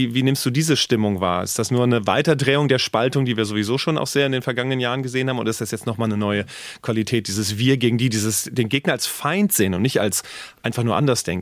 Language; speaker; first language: German; native; German